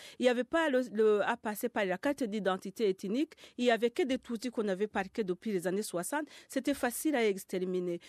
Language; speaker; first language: French; non-native, local second language; Kinyarwanda